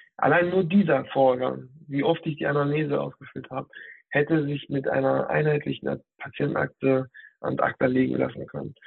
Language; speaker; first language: German; native; German